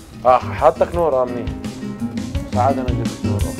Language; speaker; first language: Arabic; native; Arabic